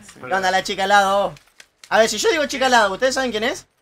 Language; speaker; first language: Spanish; native; Spanish